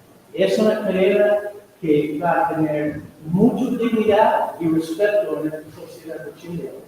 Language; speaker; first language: Spanish; non-native, fluent; English